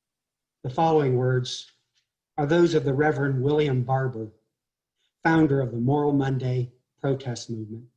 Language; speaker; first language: English; native; English